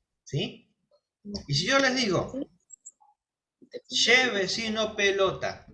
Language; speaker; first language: Spanish; native; Spanish